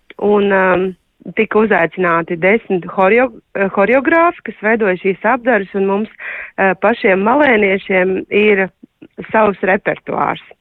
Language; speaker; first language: Latvian; native; Latvian